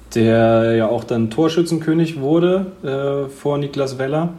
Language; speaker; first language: German; native; German